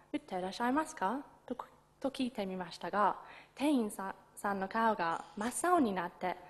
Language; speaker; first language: Japanese; non-native, fluent; English